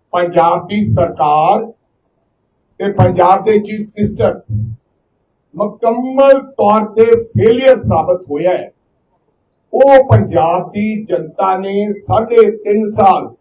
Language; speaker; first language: Hindi; non-native, local second language; Punjabi